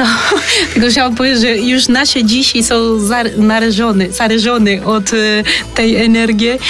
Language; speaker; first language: Polish; non-native, learner; Spanish